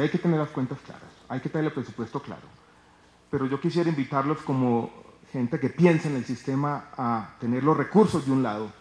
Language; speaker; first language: Spanish; native; Spanish